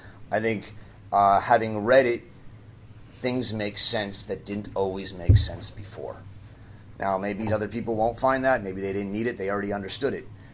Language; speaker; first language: English; native; English